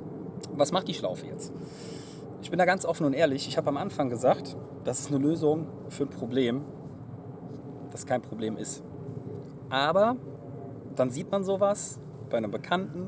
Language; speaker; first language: German; native; German